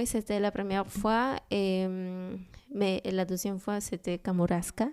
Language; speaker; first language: French; non-native, learner; Spanish